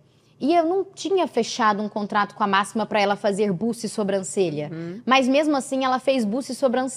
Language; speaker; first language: Portuguese; native; Portuguese